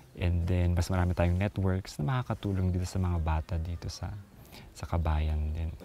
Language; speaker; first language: Filipino; non-native, local second language; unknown